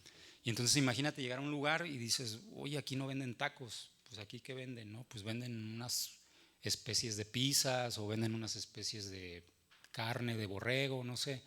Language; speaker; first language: Spanish; native; Spanish